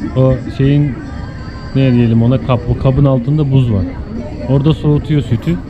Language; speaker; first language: Turkish; native; Turkish